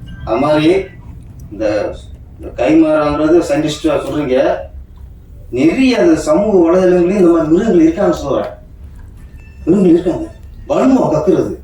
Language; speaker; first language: Tamil; native; Tamil